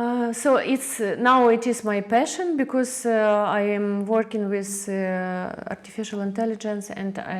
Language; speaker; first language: English; non-native, learner; Russian